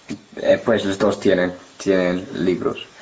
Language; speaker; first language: Spanish; non-native, learner; English